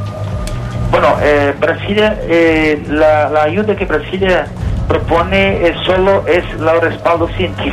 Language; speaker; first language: Spanish; non-native, learner; Portuguese